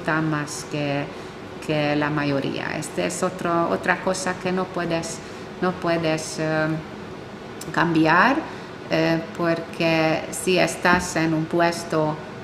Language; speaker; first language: Spanish; non-native, fluent; Hungarian